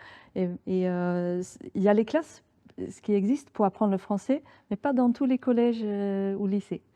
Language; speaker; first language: French; non-native, fluent; Swedish